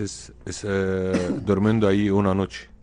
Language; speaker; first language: Spanish; non-native, fluent; Arabic